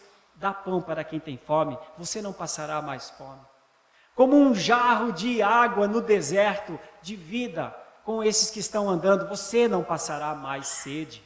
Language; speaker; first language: Portuguese; native; Portuguese